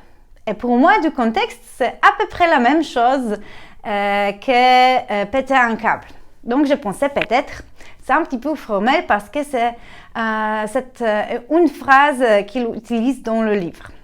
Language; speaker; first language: French; non-native, learner; Polish